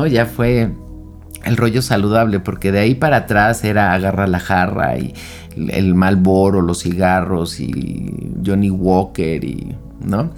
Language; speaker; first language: Spanish; native; Spanish